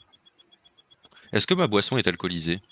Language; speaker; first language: French; native; French